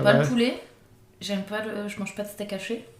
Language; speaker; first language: French; native; French